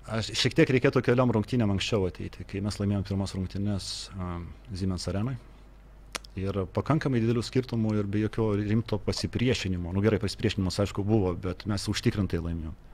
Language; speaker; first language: Lithuanian; native; Lithuanian